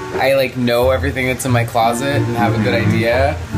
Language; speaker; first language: English; native; English